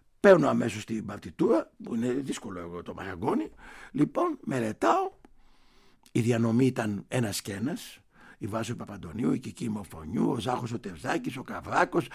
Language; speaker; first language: Greek; early bilingual, heritage; Greek